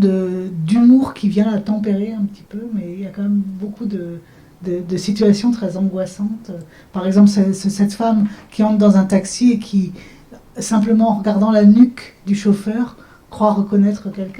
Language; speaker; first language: French; native; French